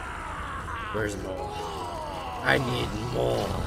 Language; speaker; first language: English; native; English